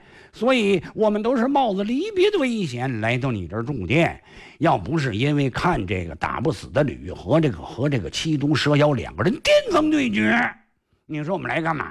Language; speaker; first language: Chinese; native; Chinese